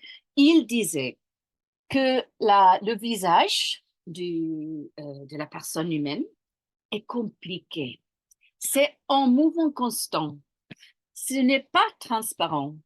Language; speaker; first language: French; non-native, fluent; English